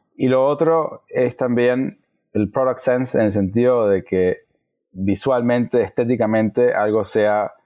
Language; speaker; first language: Spanish; native; Spanish